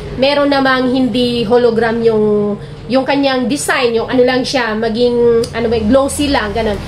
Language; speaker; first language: Filipino; non-native, local second language; Cebuano